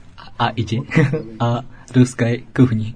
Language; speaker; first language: Russian; non-native, learner; Japanese